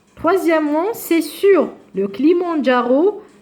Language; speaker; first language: French; non-native, local second language; Arabic